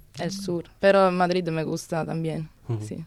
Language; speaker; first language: Spanish; non-native, learner; Italian